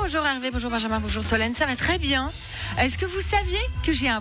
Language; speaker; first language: French; native; French